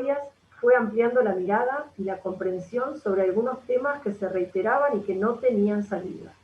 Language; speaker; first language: Spanish; native; Spanish